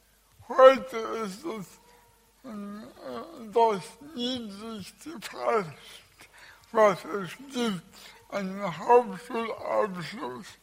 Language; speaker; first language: German; early bilingual, other home language; Russian